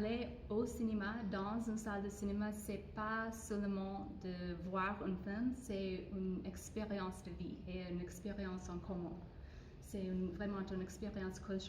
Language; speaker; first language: French; non-native, fluent; English